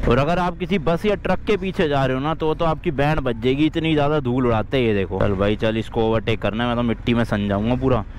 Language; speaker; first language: Hindi; native; Hindi